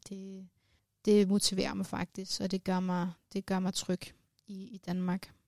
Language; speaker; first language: Danish; early bilingual, other home language; Persian